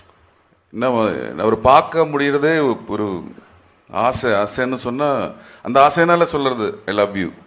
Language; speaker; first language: Tamil; non-native, learner; Malayalam